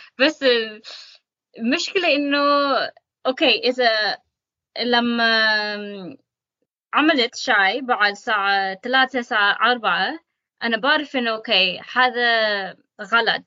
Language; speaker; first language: Arabic; non-native, learner; English